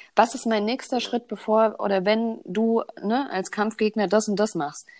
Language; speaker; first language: German; native; German